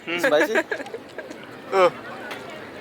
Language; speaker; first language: English; non-native, fluent; Thai